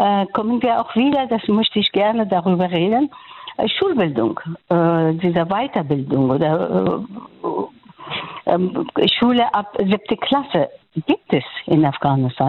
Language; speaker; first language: German; non-native, fluent; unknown